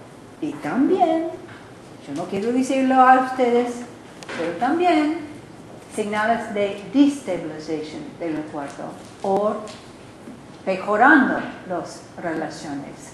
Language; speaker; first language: Spanish; non-native, learner; English